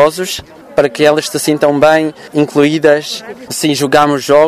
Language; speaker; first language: Portuguese; non-native, fluent; Bulgarian